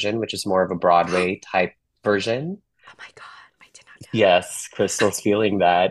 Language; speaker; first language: English; non-native, local second language; Filipino